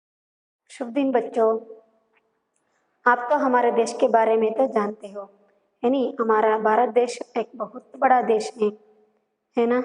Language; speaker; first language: Hindi; non-native, local second language; Kannada